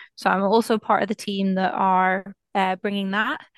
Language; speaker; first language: English; native; English